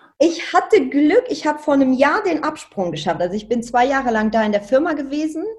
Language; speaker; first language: German; non-native, local second language; Luxembourgish